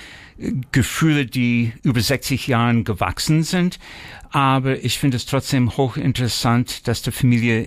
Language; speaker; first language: German; early bilingual, heritage; German